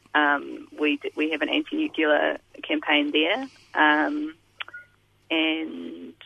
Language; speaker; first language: English; native; English